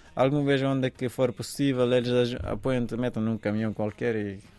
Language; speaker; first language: Portuguese; non-native, fluent; Persian